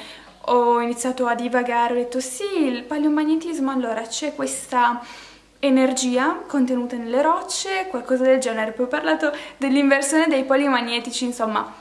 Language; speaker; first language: Italian; native; Italian